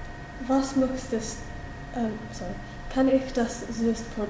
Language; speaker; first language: German; non-native, learner; English